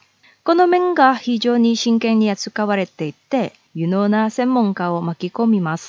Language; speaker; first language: Japanese; non-native, fluent; Indonesian